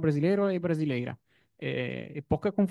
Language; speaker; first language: Portuguese; non-native, fluent; Italian